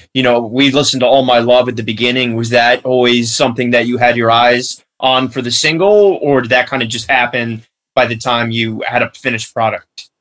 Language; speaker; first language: English; native; English